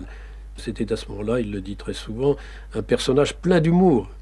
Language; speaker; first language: French; native; French